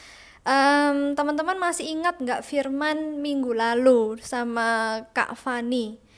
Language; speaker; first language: Indonesian; native; Indonesian